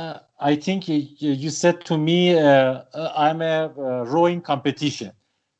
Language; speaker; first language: English; non-native, learner; Persian